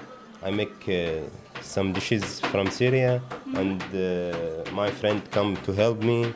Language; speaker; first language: English; non-native, learner; Arabic